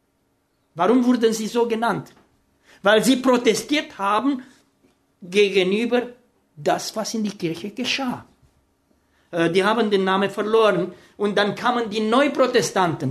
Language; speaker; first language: German; non-native, fluent; Romanian